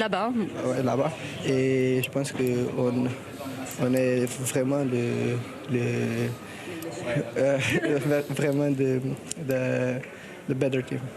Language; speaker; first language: French; non-native, learner; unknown